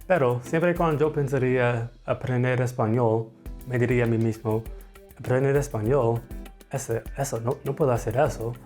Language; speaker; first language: Spanish; non-native, fluent; English